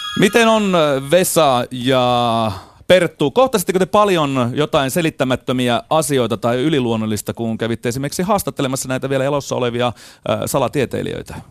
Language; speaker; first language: Finnish; native; Finnish